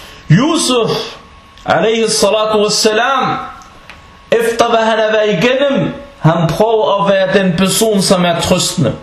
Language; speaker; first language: Danish; non-native, fluent; Arabic